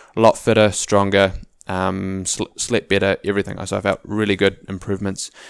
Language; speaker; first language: English; native; English